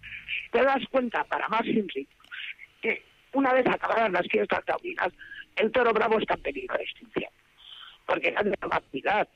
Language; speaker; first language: Spanish; native; Spanish